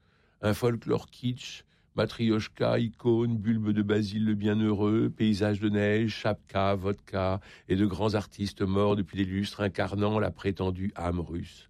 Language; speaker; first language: French; native; French